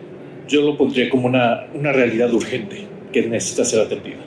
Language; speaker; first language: Spanish; native; Spanish